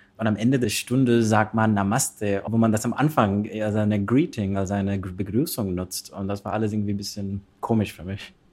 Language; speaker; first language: German; early bilingual, other home language; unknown